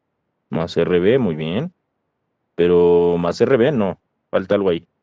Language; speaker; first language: Spanish; native; Spanish